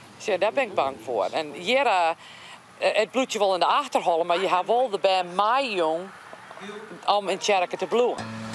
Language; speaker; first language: Dutch; non-native, local second language; Western Frisian